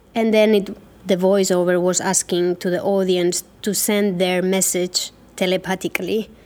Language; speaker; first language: English; non-native, fluent; Catalan